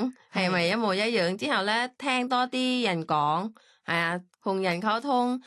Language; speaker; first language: Cantonese; non-native, learner; Thai